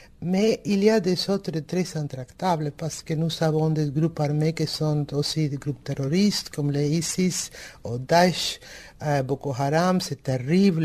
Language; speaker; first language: French; non-native, fluent; Spanish